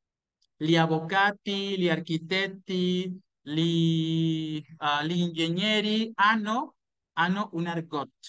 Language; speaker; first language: Italian; non-native, fluent; Spanish